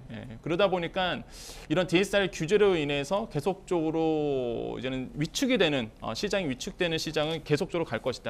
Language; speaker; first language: Korean; native; Korean